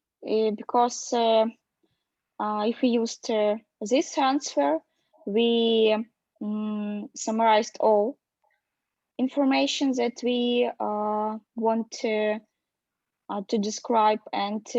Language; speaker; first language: English; non-native, learner; Russian